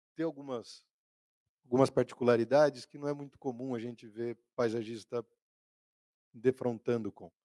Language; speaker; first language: Portuguese; native; Portuguese